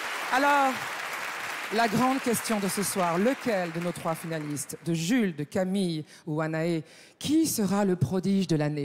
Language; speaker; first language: French; native; French